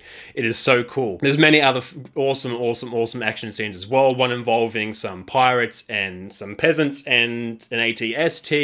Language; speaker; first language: English; native; English